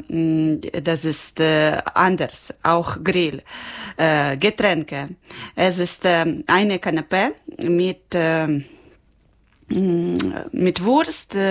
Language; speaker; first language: German; non-native, learner; Ukrainian